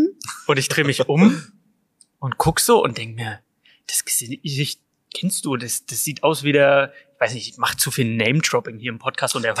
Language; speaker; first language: German; native; German